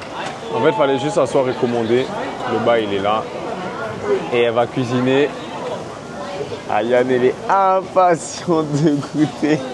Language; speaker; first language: French; native; French